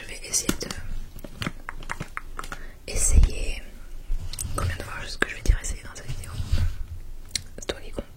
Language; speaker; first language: French; native; French